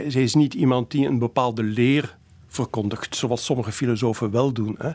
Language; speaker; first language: Dutch; native; Dutch